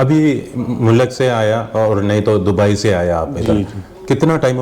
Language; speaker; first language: Hindi; non-native, local second language; Malayalam